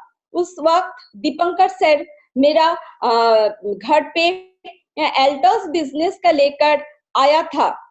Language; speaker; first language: Hindi; non-native, local second language; Bangla